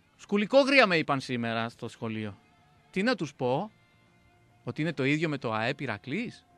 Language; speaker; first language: Greek; native; Greek